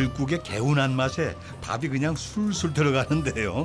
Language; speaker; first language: Korean; native; Korean